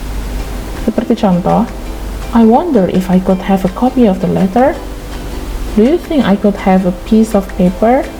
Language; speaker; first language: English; non-native, fluent; Indonesian